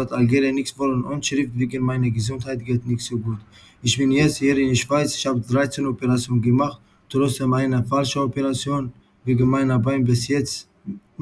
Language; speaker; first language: German; non-native, learner; Arabic